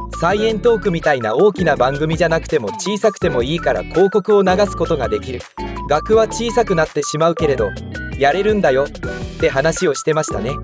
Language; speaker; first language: Japanese; native; Japanese